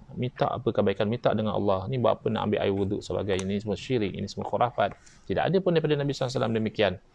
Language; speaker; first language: Malay; native; Malay